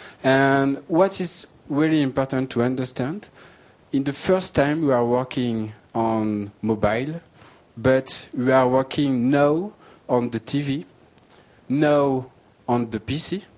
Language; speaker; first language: English; non-native, learner; French